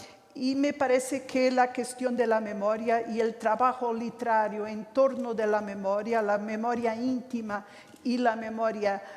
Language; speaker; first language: Spanish; non-native, fluent; Portuguese